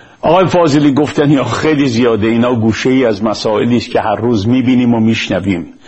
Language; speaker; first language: Persian; native; Persian